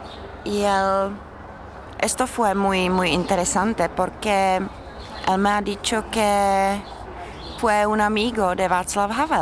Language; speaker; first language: Spanish; non-native, learner; Czech